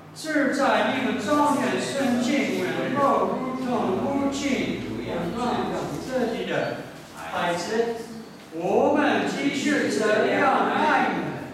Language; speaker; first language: Chinese; non-native, learner; English